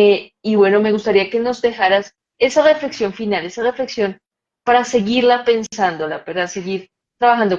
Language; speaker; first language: Spanish; native; Spanish